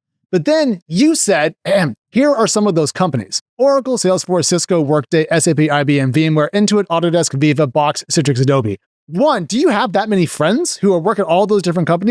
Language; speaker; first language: English; native; English